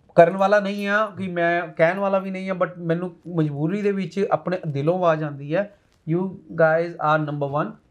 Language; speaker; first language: Punjabi; non-native, local second language; Hindi